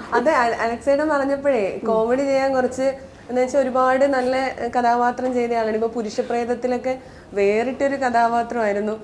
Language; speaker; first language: Malayalam; native; Malayalam